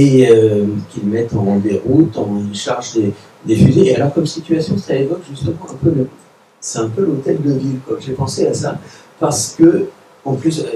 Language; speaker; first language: French; native; French